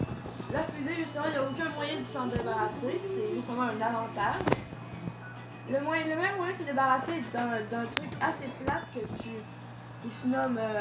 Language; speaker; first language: French; native; French